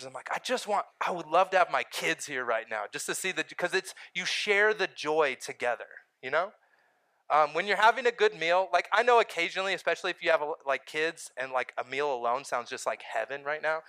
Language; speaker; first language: English; native; English